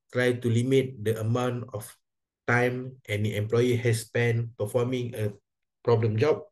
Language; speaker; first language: English; non-native, local second language; Malay